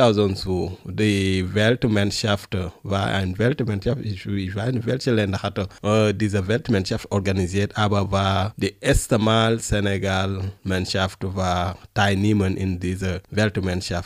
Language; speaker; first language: German; non-native, learner; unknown